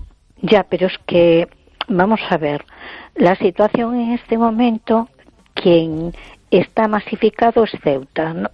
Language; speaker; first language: Spanish; native; Spanish